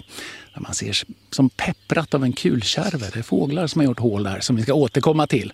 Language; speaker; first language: Swedish; native; Swedish